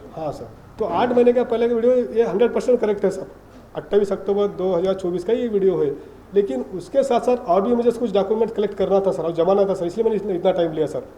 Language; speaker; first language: Hindi; non-native, local second language; Kannada